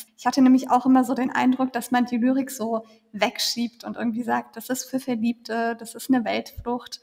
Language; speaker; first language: German; native; German